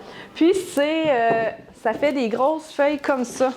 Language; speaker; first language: French; native; French